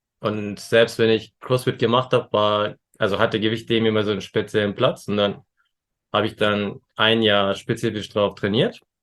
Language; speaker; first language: German; early bilingual, other home language; Turkish